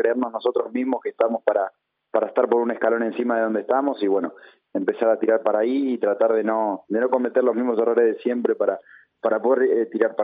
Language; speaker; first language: Spanish; native; Spanish